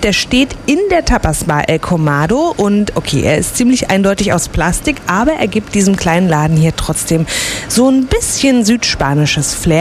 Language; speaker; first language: German; native; German